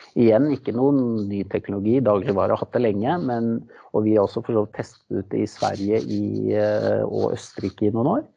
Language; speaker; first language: Norwegian; native; Norwegian